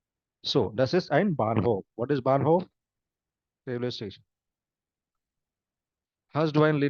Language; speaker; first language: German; non-native, fluent; Hindi